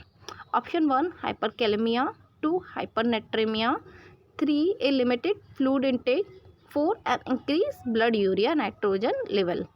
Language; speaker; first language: English; non-native, local second language; Hindi